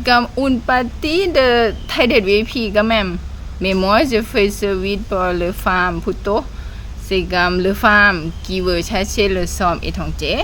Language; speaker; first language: French; non-native, learner; Thai